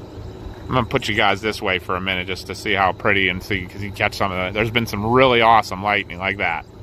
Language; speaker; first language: English; native; English